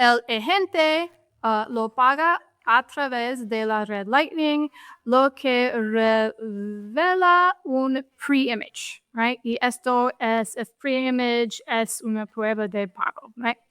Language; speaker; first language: Spanish; non-native, fluent; English